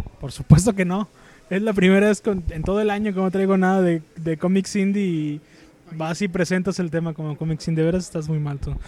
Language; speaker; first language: Spanish; native; Spanish